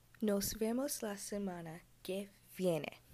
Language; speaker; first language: Spanish; non-native, learner; English